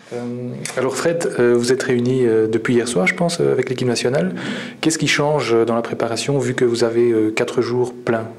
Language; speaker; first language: French; native; French